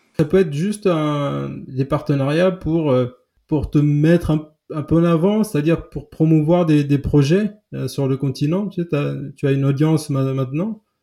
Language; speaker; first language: French; early bilingual, other home language; Kabuverdianu